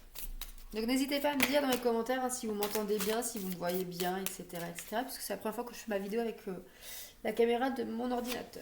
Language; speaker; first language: French; native; French